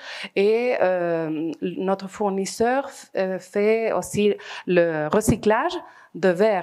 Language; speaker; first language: French; non-native, fluent; Spanish